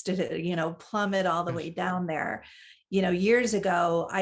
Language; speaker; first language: English; native; English